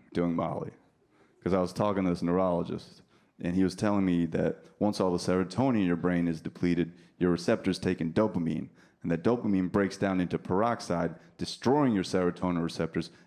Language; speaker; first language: English; native; English